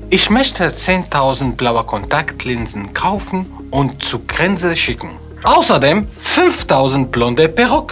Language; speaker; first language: German; non-native, fluent; Arabic